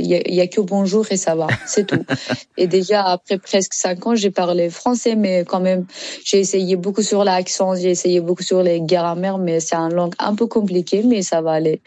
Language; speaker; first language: French; non-native, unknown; Persian